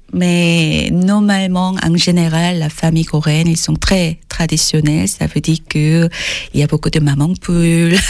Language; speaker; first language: French; non-native, fluent; Korean